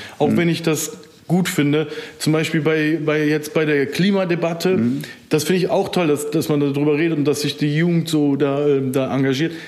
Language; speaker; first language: German; early bilingual, other home language; Turkish